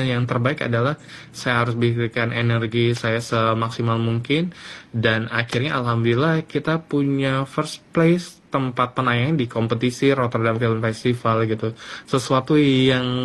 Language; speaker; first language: Indonesian; native; Indonesian